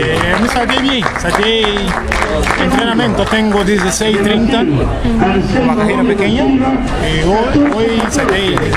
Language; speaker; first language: Spanish; non-native, learner; Portuguese